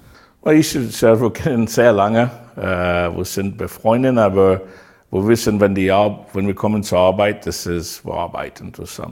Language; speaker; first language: German; non-native, learner; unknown